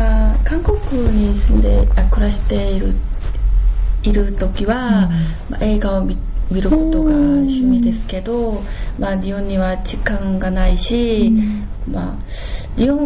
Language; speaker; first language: Japanese; non-native, learner; Korean